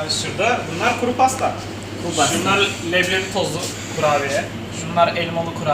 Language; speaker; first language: Turkish; native; Turkish